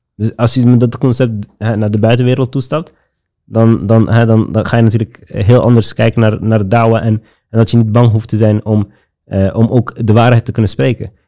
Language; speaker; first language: Dutch; early bilingual, other home language; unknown